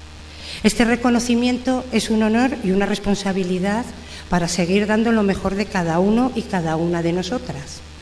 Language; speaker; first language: Spanish; native; Spanish